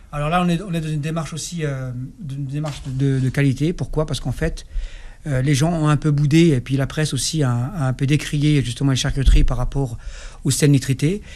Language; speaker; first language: French; non-native, local second language; Kabyle